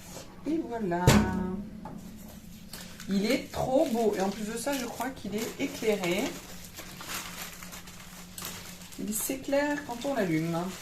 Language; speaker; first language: French; native; French